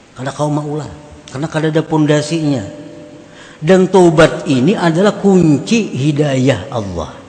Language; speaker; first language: Indonesian; non-native, local second language; Banjar